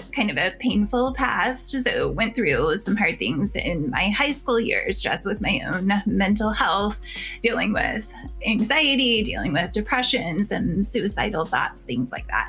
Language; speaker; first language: English; native; English